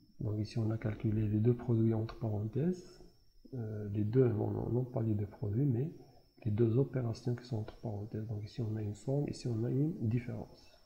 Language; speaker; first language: French; non-native, local second language; Arabic